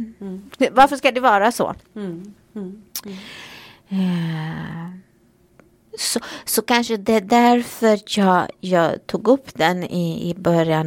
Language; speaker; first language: Swedish; non-native, fluent; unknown